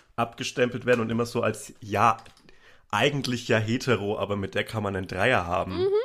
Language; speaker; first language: German; native; German